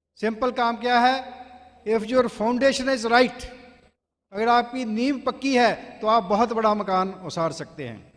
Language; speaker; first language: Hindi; non-native, local second language; Punjabi